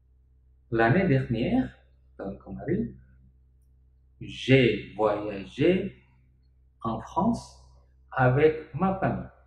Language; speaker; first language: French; non-native, fluent; Indonesian